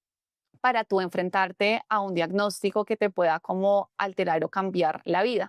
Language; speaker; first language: Spanish; native; Spanish